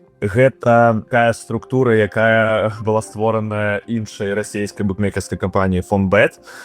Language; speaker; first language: Belarusian; non-native, local second language; Russian